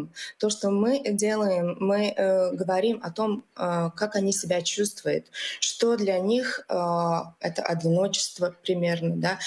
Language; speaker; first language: Russian; non-native, local second language; Latvian